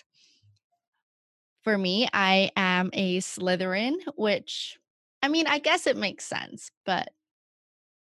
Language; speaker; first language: English; non-native, local second language; Cantonese